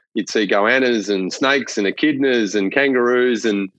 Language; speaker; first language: English; native; English